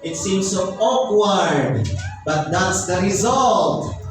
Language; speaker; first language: English; non-native, local second language; Filipino